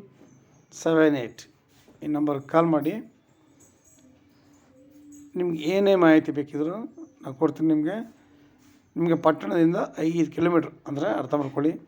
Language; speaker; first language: Kannada; native; Kannada